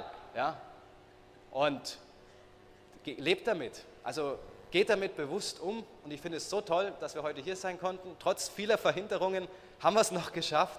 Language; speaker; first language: German; native; German